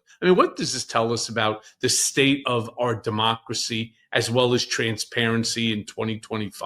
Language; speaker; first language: English; native; English